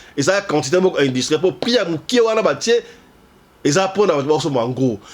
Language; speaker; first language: Lingala; native; Lingala